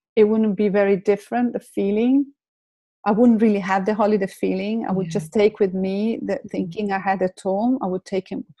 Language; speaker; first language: English; non-native, fluent; Italian